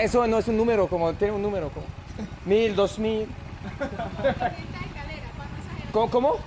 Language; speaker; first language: Spanish; non-native, learner; French